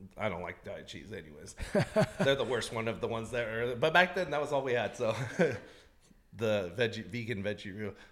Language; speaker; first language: English; native; English